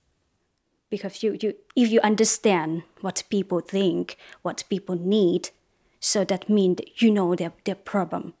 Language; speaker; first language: English; non-native, learner; Thai